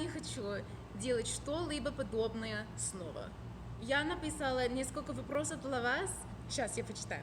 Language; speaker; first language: Russian; non-native, fluent; English